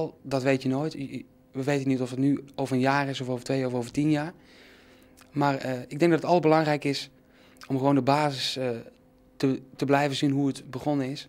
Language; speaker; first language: Dutch; native; Dutch